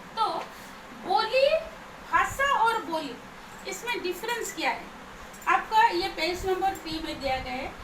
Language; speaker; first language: Hindi; non-native, local second language; Odia